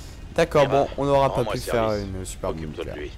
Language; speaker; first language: French; native; French